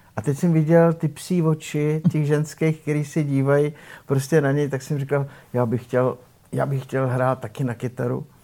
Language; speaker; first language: Czech; native; Czech